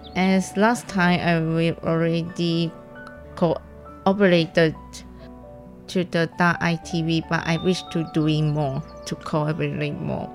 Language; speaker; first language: English; non-native, local second language; Chinese